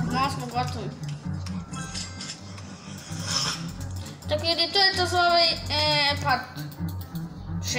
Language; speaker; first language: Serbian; early bilingual, heritage; Serbian